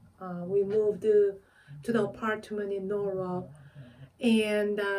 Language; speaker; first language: English; non-native, fluent; Korean